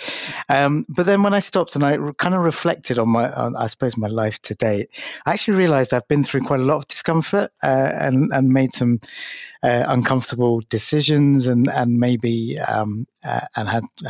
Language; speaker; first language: English; native; English